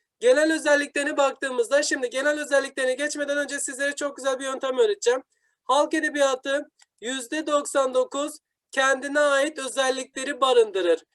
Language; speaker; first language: Turkish; native; Turkish